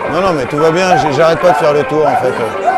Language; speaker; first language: French; native; French